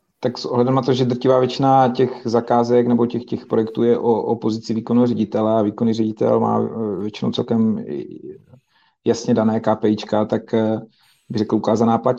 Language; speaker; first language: Czech; native; Czech